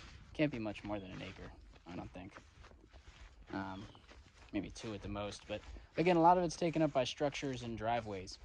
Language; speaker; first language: English; native; English